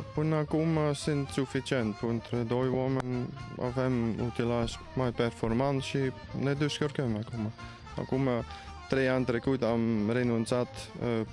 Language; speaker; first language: Romanian; non-native, learner; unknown